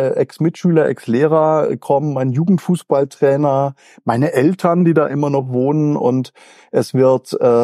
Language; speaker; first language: German; native; German